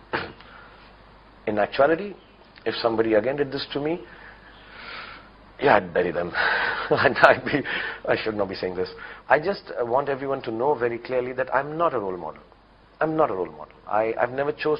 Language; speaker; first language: English; non-native, local second language; Hindi